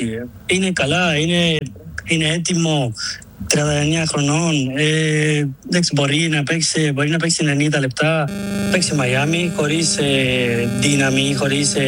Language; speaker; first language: Greek; non-native, learner; Spanish